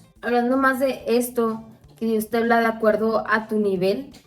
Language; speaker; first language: Spanish; native; Spanish